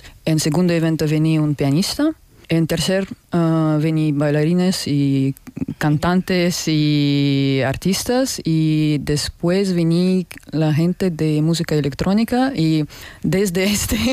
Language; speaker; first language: Spanish; non-native, learner; Russian